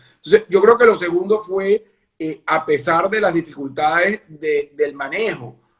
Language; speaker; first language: Spanish; native; Spanish